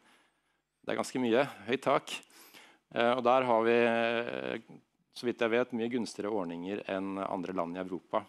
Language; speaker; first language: Norwegian; native; Norwegian